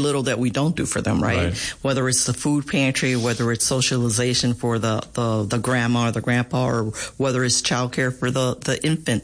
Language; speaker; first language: English; native; English